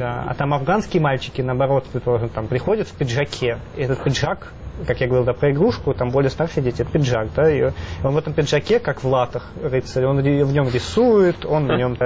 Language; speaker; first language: Russian; native; Russian